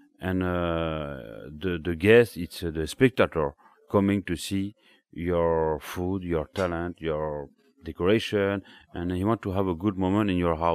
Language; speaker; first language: English; non-native, learner; French